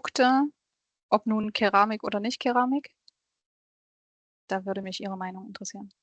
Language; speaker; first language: German; native; German